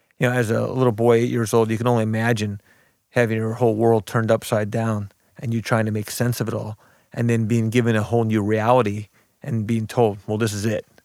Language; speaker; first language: English; early bilingual, other home language; Arabic